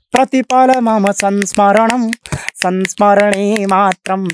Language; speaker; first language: Hindi; native; Hindi